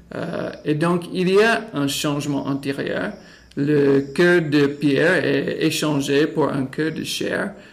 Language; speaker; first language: French; non-native, fluent; English